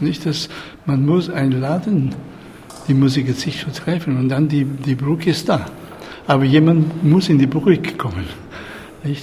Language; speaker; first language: German; non-native, fluent; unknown